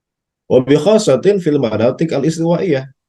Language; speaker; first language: Arabic; non-native, fluent; Indonesian